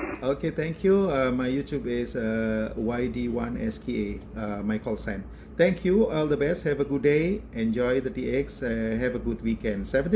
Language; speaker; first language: English; non-native, learner; Indonesian